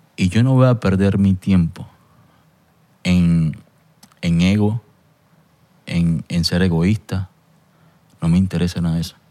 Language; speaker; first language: Spanish; native; Spanish